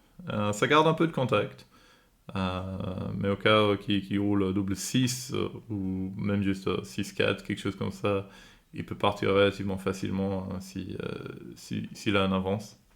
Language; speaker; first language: French; non-native, fluent; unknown